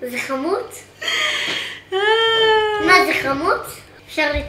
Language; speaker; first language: Hebrew; early bilingual, other home language; Russian